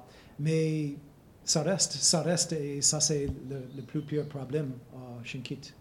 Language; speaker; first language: French; non-native, fluent; English